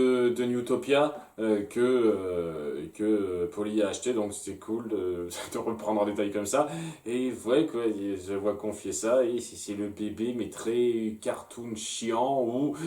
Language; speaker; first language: French; native; French